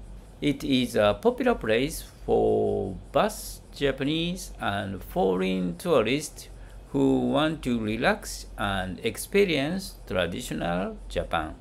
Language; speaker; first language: English; non-native, learner; Japanese